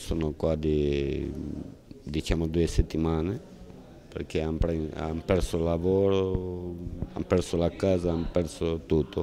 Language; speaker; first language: Italian; non-native, learner; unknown